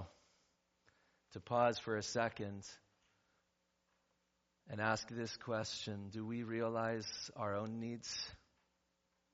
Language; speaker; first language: English; native; English